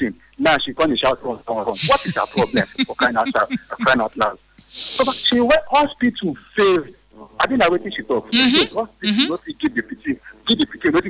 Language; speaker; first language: English; non-native, local second language; Yoruba